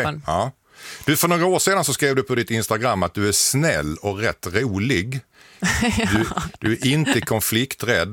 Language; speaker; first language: Swedish; native; Swedish